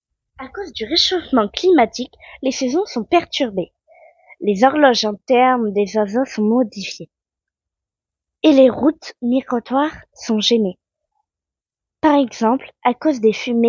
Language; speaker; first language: French; native; French